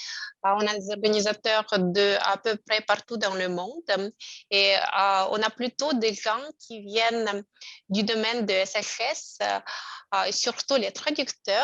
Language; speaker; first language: French; non-native, fluent; Russian